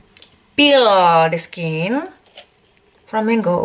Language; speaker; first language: English; non-native, learner; Indonesian